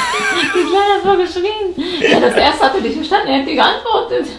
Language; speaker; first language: German; native; German